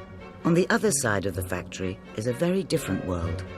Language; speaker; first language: English; native; English